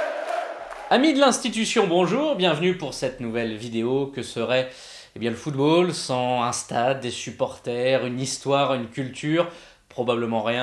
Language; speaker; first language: French; native; French